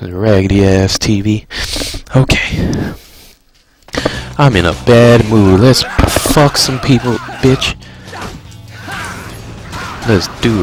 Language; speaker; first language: English; native; English